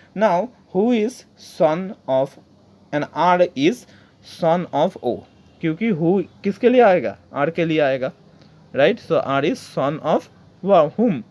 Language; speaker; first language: Hindi; non-native, local second language; Bangla